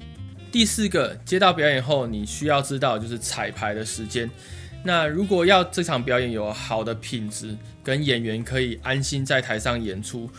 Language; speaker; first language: Chinese; native; Chinese